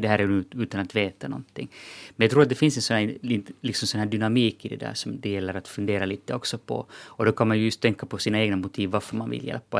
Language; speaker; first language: Swedish; native; Swedish